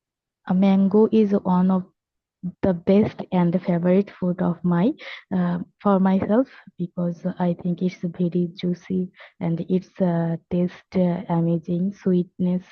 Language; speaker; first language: English; non-native, learner; Bangla